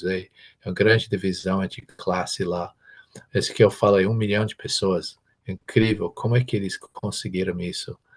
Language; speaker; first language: Portuguese; non-native, fluent; English